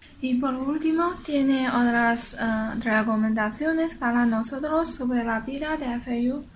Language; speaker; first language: Spanish; non-native, learner; Chinese